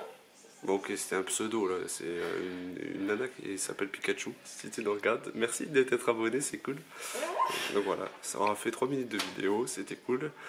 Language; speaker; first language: French; native; French